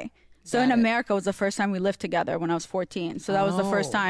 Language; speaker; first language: English; non-native, fluent; Hebrew